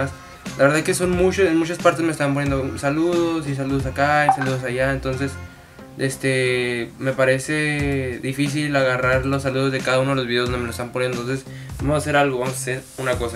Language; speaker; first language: Spanish; native; Spanish